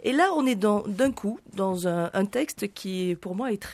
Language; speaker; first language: French; native; French